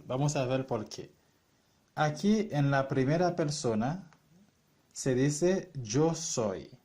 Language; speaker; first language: Spanish; non-native, fluent; Haitian Creole